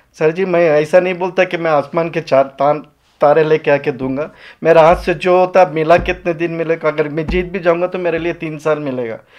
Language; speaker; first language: Hindi; non-native, local second language; Urdu